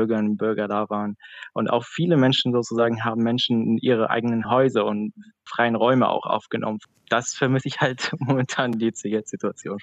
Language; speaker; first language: German; non-native, fluent; Arabic